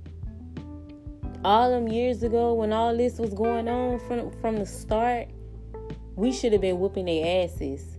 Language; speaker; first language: English; native; English